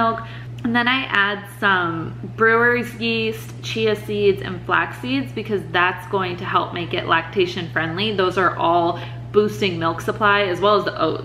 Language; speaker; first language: English; native; English